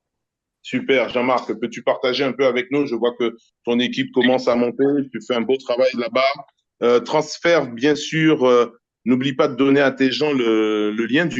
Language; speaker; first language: French; native; French